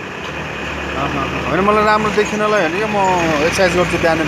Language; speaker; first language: Nepali; native; Nepali